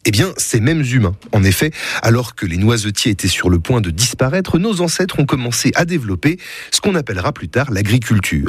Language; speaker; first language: French; native; French